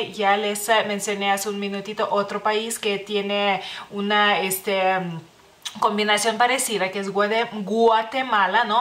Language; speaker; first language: Spanish; non-native, fluent; Lithuanian